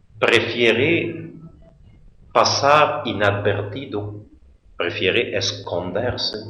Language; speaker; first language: Spanish; non-native, fluent; French